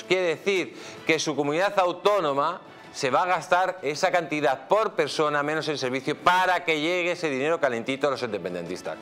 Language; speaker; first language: Spanish; native; Spanish